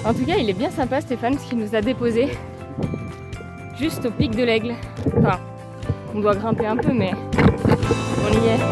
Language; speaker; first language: French; native; French